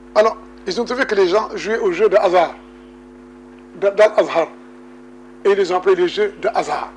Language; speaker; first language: French; non-native, local second language; Wolof